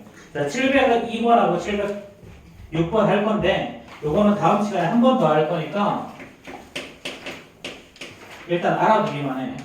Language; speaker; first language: Korean; native; Korean